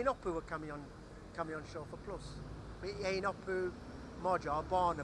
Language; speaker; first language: Hungarian; non-native, learner; English